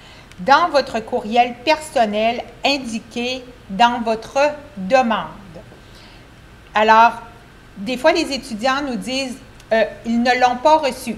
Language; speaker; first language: French; native; French